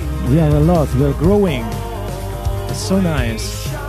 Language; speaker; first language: English; non-native, fluent; Italian